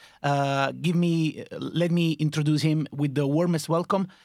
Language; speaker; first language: English; non-native, fluent; Italian